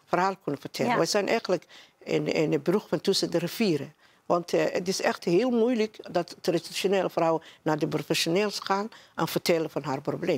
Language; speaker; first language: Dutch; non-native, learner; Somali